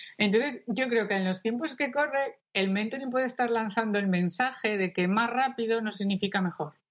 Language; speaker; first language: Spanish; native; Spanish